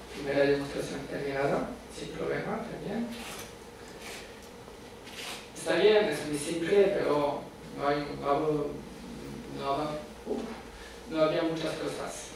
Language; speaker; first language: Spanish; non-native, fluent; French